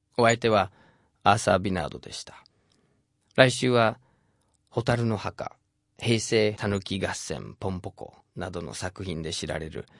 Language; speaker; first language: Japanese; non-native, fluent; English